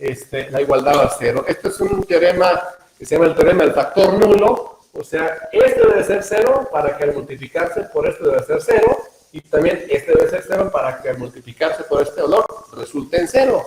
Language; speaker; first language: Spanish; native; Spanish